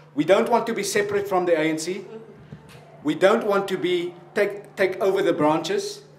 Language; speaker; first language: English; non-native, local second language; Afrikaans